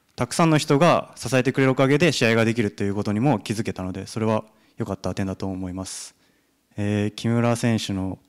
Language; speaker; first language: Japanese; native; Japanese